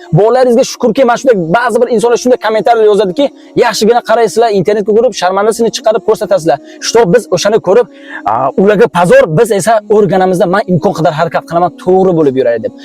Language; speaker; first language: Uzbek; native; Uzbek